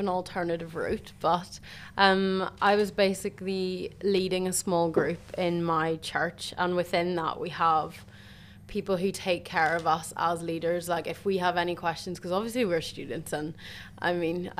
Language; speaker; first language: English; native; English